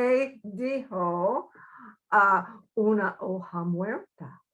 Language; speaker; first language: Spanish; non-native, learner; English